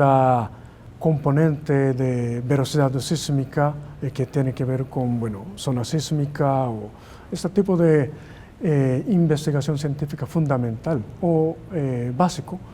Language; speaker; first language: Spanish; non-native, learner; Japanese